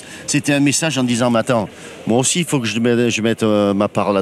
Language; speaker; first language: French; native; French